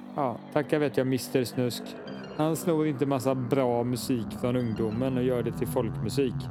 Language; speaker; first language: Swedish; native; Swedish